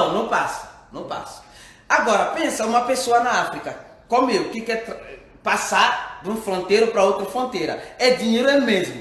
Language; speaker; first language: Portuguese; non-native, fluent; French